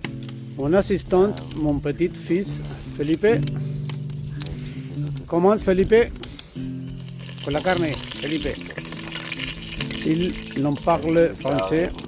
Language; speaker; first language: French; non-native, learner; Spanish